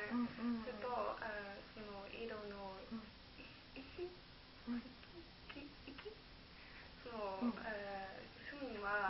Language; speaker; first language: Japanese; non-native, learner; German